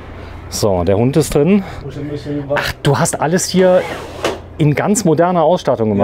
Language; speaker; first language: German; native; German